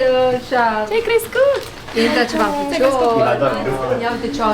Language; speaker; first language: Romanian; native; Romanian